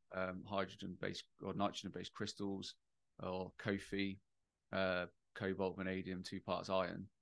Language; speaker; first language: English; native; English